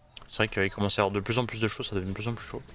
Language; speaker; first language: French; native; French